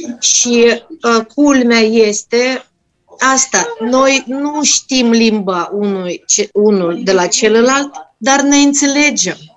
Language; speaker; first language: Romanian; non-native, fluent; Russian